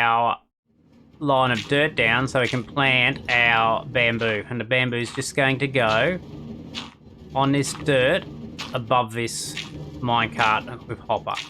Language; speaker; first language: English; native; English